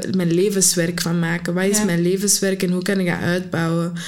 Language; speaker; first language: Dutch; early bilingual, other home language; Arabic